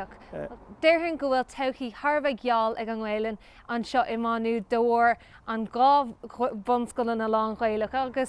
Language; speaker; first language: Irish; non-native, local second language; English